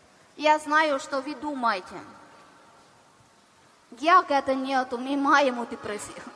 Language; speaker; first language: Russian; non-native, learner; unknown